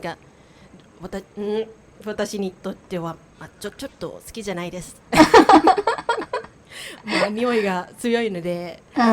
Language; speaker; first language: Japanese; non-native, learner; Thai